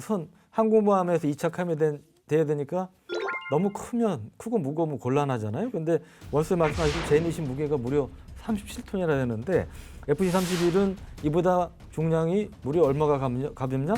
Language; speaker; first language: Korean; native; Korean